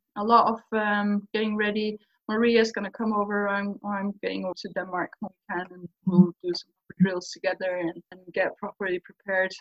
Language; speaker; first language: English; non-native, fluent; Faroese